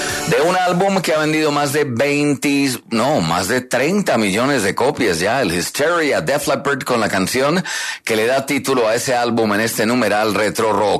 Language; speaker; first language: Spanish; native; Spanish